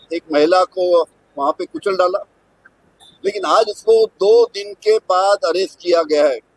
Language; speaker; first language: Hindi; non-native, local second language; Marathi